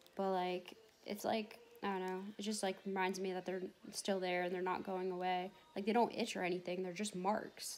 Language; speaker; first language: English; native; English